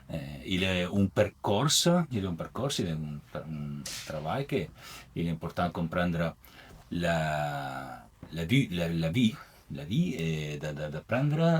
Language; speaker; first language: French; non-native, learner; Italian